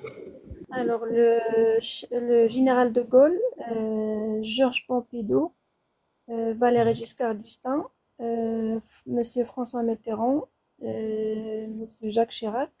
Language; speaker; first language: French; non-native, fluent; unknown